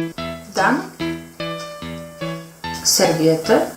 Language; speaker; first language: German; non-native, learner; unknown